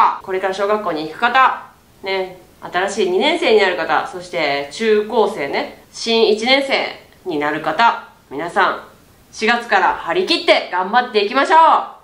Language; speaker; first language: Japanese; native; Japanese